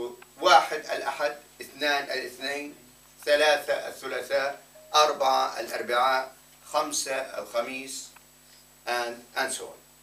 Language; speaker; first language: Arabic; non-native, fluent; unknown